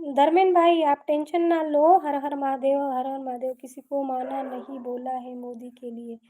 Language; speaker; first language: Hindi; non-native, local second language; Marathi